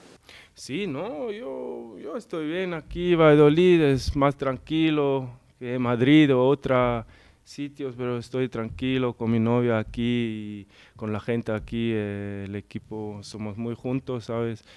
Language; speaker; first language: Spanish; non-native, learner; English